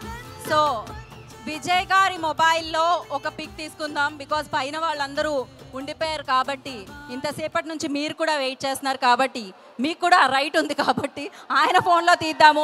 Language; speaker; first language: Telugu; native; Telugu